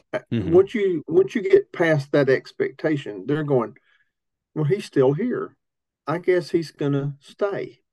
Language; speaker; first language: English; native; English